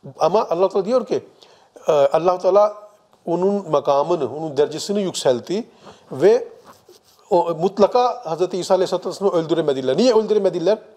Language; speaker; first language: Turkish; non-native, fluent; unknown